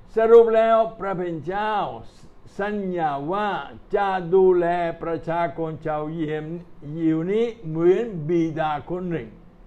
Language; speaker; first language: Thai; non-native, fluent; Italian